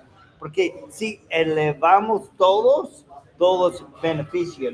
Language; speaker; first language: Spanish; non-native, learner; English